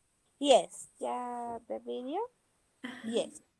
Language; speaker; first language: English; non-native, learner; Spanish